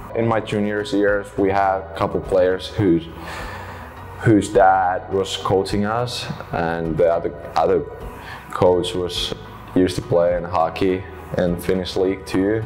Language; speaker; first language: English; non-native, fluent; Finnish